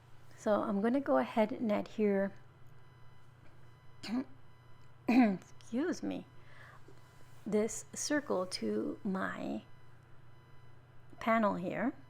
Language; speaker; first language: English; native; English